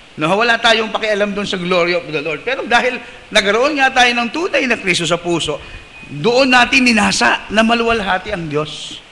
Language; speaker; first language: Filipino; non-native, local second language; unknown